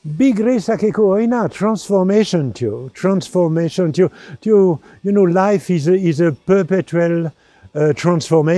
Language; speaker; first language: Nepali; non-native, learner; French